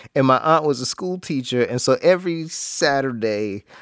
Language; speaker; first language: English; native; English